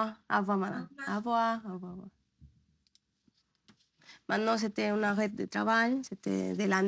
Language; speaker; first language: French; non-native, learner; Spanish